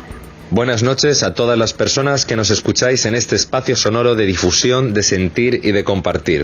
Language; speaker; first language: Spanish; native; Spanish